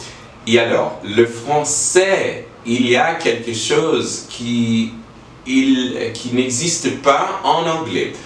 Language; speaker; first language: French; non-native, learner; English